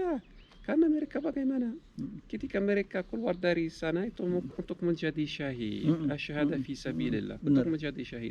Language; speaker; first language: Indonesian; non-native, learner; Arabic